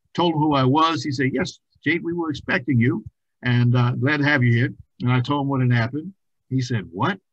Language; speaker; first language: English; native; English